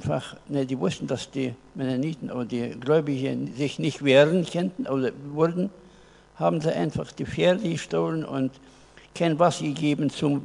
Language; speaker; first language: German; early bilingual, heritage; German